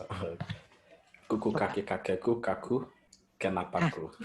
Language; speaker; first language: Indonesian; non-native, fluent; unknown